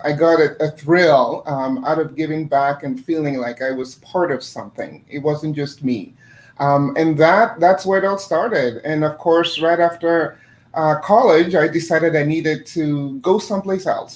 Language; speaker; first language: English; non-native, fluent; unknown